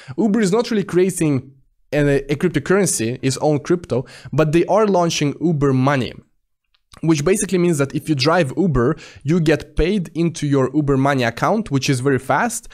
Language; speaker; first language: English; non-native, fluent; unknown